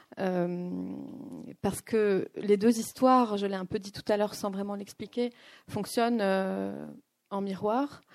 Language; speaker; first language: French; non-native, local second language; Arabic